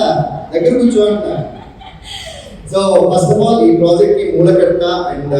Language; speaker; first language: Telugu; native; Telugu